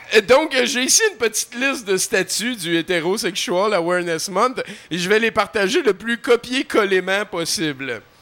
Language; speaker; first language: French; native; French